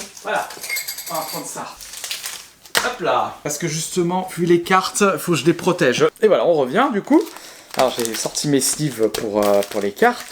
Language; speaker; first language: French; native; French